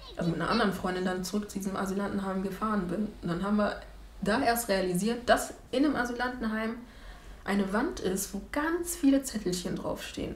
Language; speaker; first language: German; early bilingual, other home language; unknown